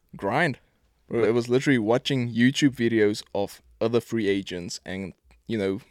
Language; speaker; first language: English; non-native, local second language; Afrikaans